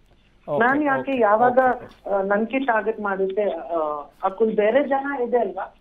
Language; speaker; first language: Kannada; non-native, learner; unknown